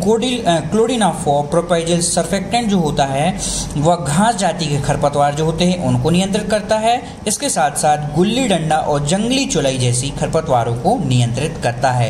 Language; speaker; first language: Hindi; native; Hindi